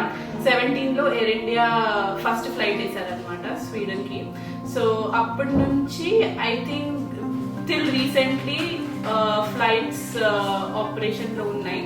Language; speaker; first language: Telugu; non-native, local second language; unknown